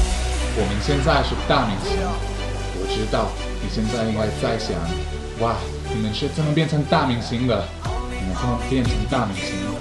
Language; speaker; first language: Chinese; non-native, learner; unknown